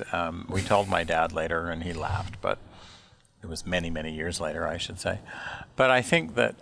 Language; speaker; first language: English; native; English